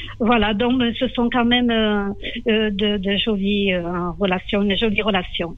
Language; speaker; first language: French; native; French